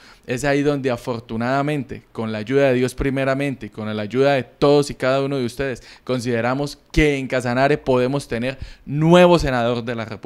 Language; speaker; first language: Spanish; native; Spanish